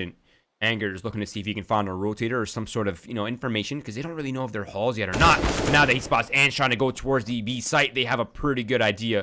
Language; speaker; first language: English; native; English